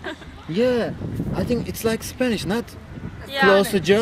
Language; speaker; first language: English; non-native, fluent; Turkish